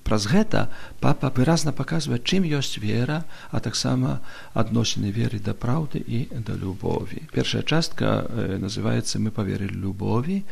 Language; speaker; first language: Belarusian; non-native, local second language; Polish